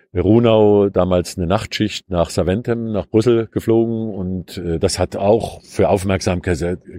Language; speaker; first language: German; native; German